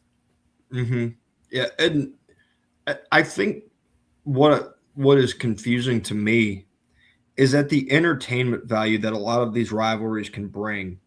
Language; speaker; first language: English; native; English